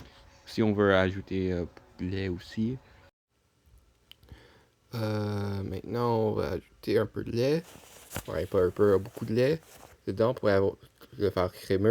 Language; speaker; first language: French; non-native, local second language; English